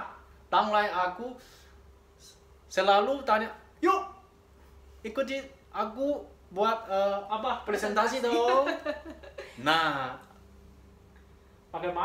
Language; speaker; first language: Indonesian; non-native, learner; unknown